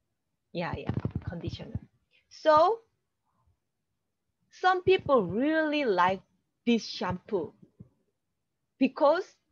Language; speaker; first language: English; non-native, learner; Korean